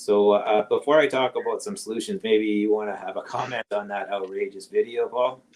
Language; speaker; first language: English; native; English